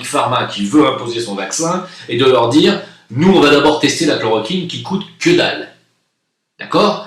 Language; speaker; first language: French; native; French